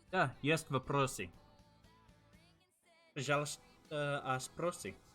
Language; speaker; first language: Russian; non-native, learner; English